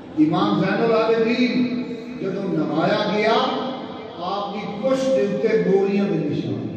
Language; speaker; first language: Urdu; non-native, local second language; Punjabi